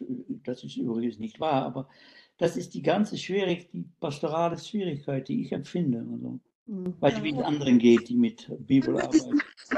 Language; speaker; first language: German; non-native, fluent; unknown